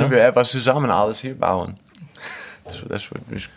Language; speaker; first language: German; non-native, fluent; English